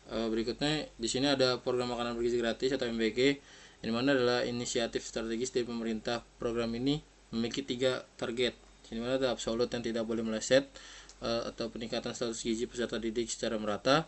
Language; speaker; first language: Indonesian; native; Indonesian